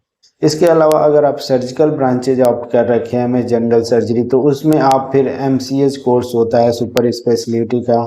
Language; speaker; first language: Hindi; native; Hindi